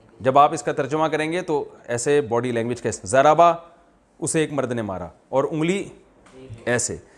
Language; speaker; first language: Urdu; native; Urdu